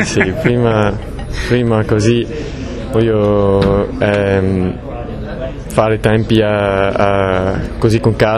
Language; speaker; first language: Italian; non-native, fluent; French